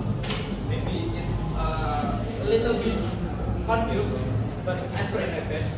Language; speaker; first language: English; non-native, learner; Indonesian